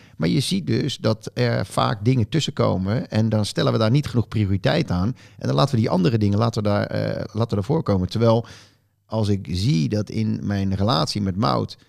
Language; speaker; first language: Dutch; native; Dutch